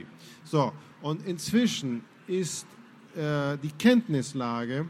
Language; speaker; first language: German; non-native, fluent; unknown